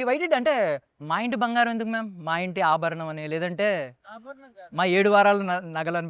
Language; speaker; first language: Telugu; native; Telugu